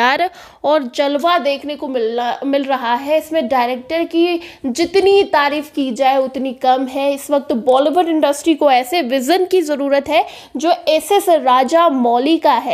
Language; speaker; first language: Hindi; native; Hindi